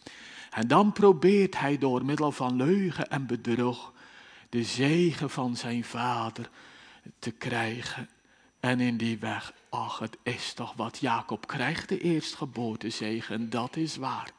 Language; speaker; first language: Dutch; native; Dutch